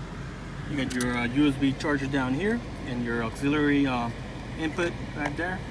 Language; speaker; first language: English; native; English